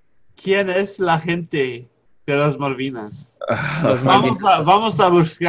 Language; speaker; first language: Spanish; non-native, learner; English